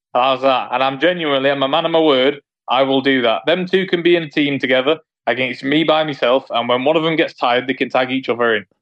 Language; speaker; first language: English; native; English